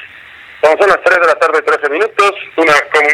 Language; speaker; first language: Spanish; native; Spanish